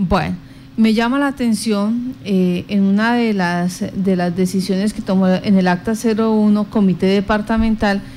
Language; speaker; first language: Spanish; native; Spanish